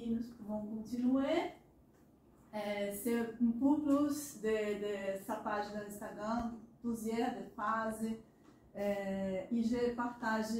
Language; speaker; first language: French; non-native, learner; Portuguese